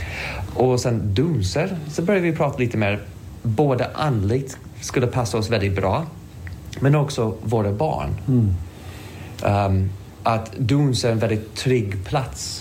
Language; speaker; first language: Swedish; non-native, fluent; English